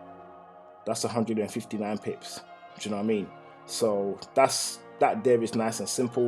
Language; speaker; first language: English; native; English